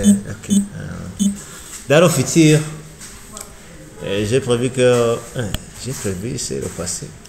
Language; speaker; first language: French; non-native, learner; Rundi